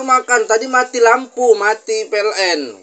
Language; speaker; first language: Indonesian; native; Indonesian